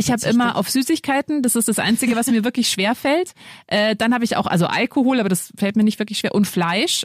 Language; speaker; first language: German; native; German